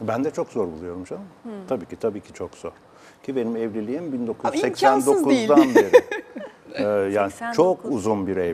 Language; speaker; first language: Turkish; native; Turkish